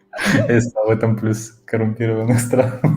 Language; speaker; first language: Russian; native; Russian